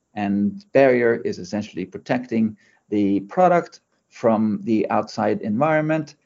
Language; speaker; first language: English; non-native, fluent; Norwegian